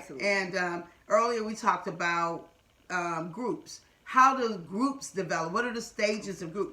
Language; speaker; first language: English; native; English